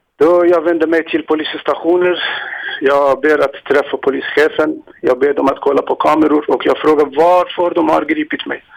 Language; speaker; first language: Swedish; non-native, learner; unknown